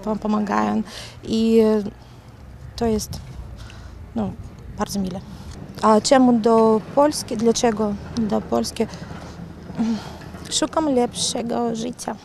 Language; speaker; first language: Polish; non-native, learner; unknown